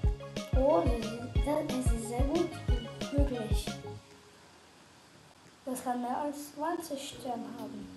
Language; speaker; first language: German; non-native, learner; Portuguese